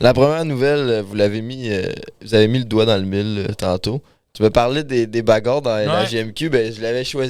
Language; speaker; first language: French; native; French